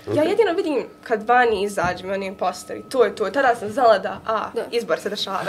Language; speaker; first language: Bosnian; native; Bosnian